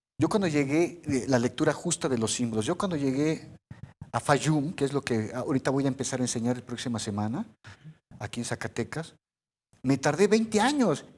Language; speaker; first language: Spanish; early bilingual, heritage; Spanish